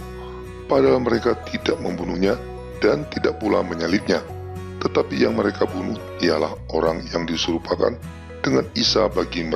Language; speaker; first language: Indonesian; native; Indonesian